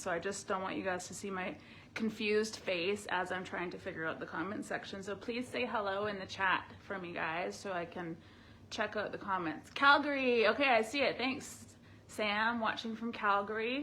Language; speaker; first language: English; native; English